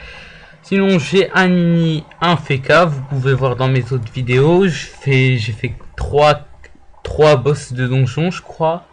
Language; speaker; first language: French; native; French